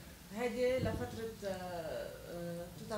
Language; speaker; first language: Arabic; native; Arabic